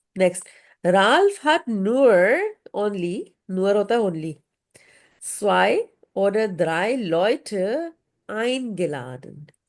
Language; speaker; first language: Urdu; native; Urdu